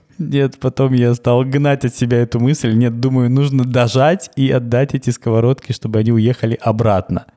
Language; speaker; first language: Russian; native; Russian